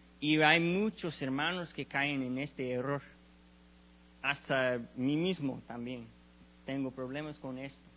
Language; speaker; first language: Spanish; non-native, learner; English